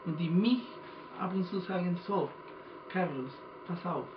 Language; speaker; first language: German; non-native, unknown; Spanish